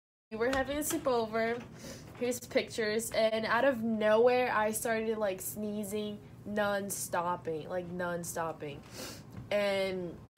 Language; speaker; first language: English; non-native, fluent; Portuguese